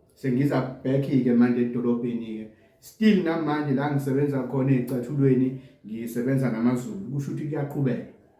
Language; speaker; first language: Zulu; non-native, local second language; English